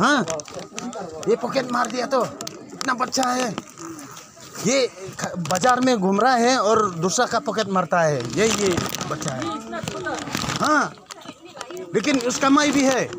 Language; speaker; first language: Hindi; non-native, local second language; Khasi